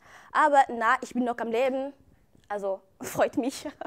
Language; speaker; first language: German; non-native, fluent; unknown